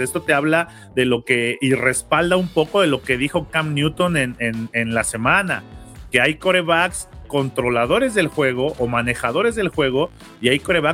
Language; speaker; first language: Spanish; native; Spanish